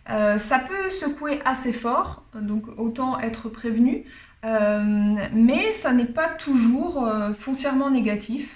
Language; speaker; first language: French; native; French